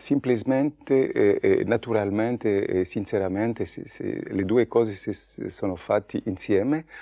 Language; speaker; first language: Italian; non-native, fluent; French